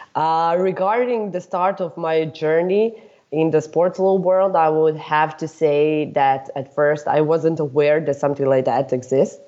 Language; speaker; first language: English; non-native, fluent; Serbian